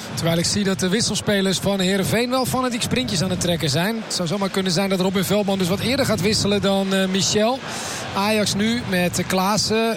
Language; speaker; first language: Dutch; native; Dutch